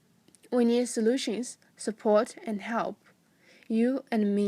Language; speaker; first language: English; non-native, fluent; Chinese